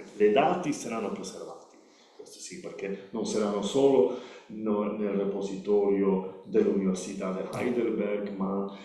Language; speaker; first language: Italian; non-native, learner; Spanish